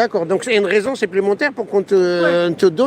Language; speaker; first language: French; native; French